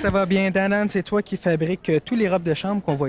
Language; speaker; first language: French; native; French